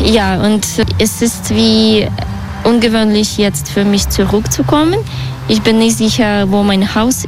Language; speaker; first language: German; non-native, fluent; Belarusian